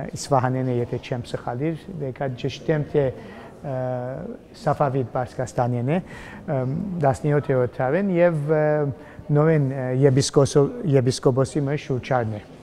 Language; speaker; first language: Armenian; early bilingual, heritage; Armenian